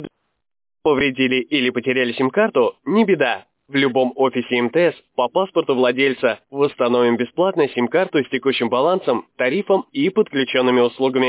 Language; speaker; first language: Russian; native; Russian